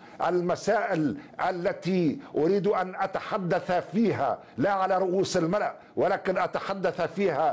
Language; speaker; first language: Arabic; native; Arabic